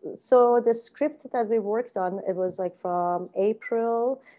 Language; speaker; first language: English; non-native, fluent; Persian